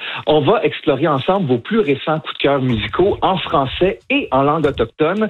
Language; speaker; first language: French; native; French